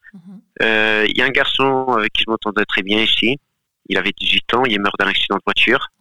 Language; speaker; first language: French; non-native, fluent; Galician